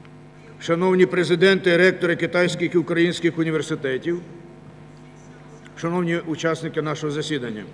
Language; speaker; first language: Ukrainian; native; Ukrainian